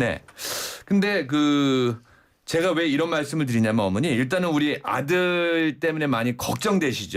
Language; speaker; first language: Korean; native; Korean